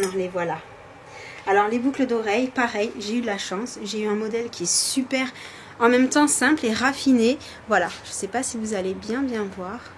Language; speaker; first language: French; native; French